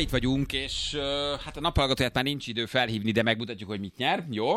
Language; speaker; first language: Hungarian; native; Hungarian